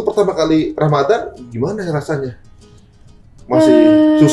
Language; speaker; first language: Indonesian; native; Indonesian